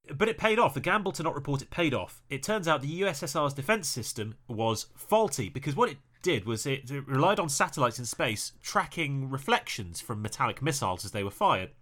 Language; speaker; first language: English; native; English